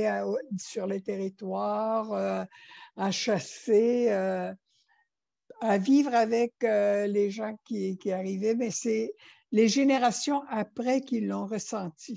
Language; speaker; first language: French; non-native, local second language; Innu-aimun